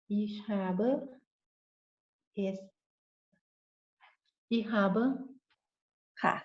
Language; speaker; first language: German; non-native, learner; Thai